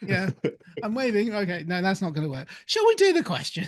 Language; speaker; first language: English; native; English